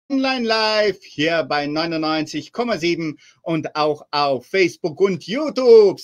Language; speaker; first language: German; early bilingual, heritage; German